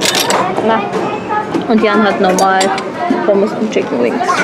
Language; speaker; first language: German; native; German